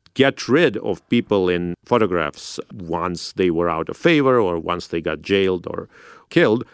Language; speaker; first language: English; non-native, fluent; Russian